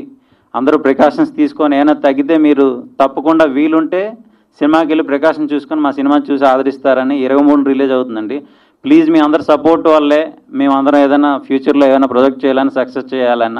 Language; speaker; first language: Telugu; native; Telugu